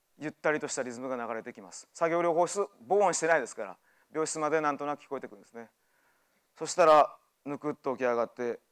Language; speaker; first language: Japanese; native; Japanese